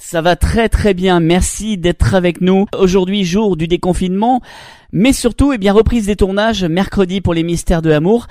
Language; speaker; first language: French; native; French